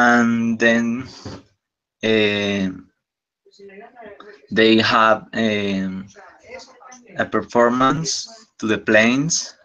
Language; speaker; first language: English; non-native, learner; Spanish